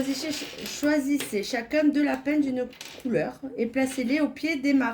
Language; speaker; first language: French; native; French